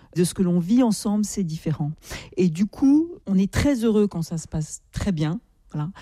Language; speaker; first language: French; native; French